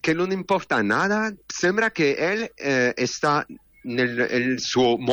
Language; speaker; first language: Spanish; non-native, learner; French